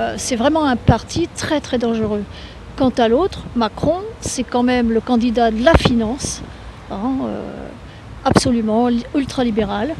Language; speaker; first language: French; native; French